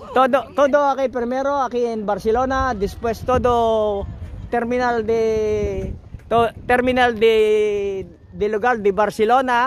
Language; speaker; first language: Spanish; non-native, learner; Filipino